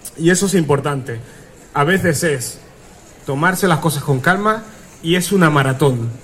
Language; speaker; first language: Spanish; early bilingual, other home language; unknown